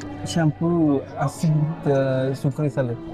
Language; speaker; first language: French; non-native, fluent; Spanish